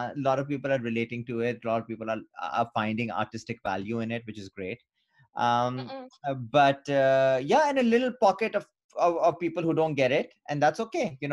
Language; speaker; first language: English; non-native, local second language; Urdu